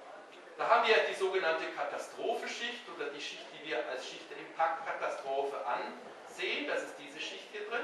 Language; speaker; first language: German; native; German